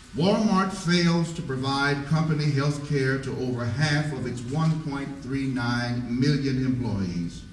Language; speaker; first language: English; native; English